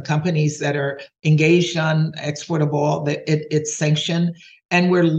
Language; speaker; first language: English; native; English